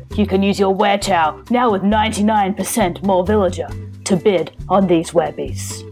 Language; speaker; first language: English; native; English